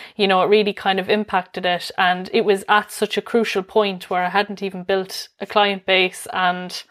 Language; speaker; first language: English; native; English